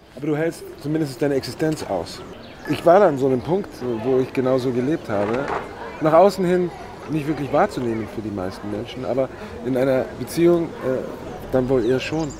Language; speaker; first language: German; native; German